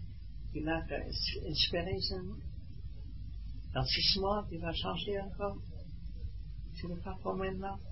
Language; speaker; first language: French; non-native, learner; Vietnamese